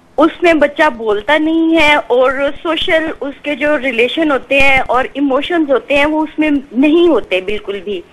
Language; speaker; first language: Urdu; native; Urdu